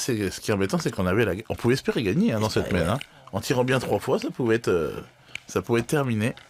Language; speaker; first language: French; native; French